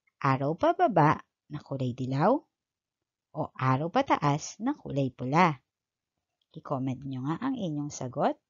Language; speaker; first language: Filipino; native; Filipino